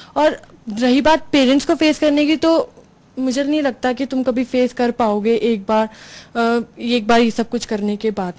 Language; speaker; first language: Hindi; native; Hindi